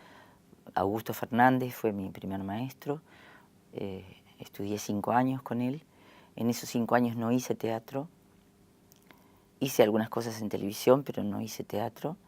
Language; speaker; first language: Spanish; native; Spanish